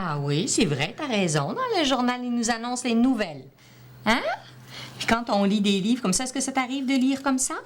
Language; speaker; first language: French; native; French